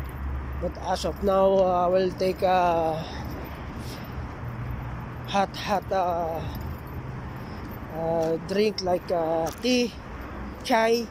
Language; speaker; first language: English; non-native, local second language; Filipino